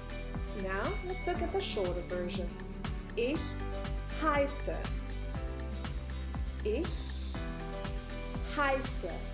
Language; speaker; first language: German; non-native, fluent; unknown